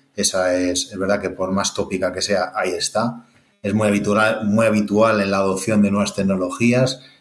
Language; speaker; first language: Spanish; native; Spanish